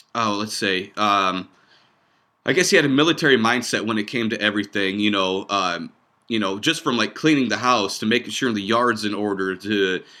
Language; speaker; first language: English; native; English